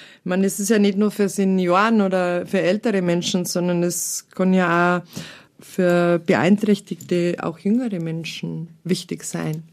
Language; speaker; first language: German; native; German